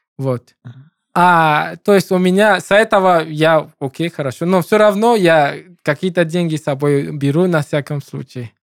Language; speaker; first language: Russian; non-native, learner; English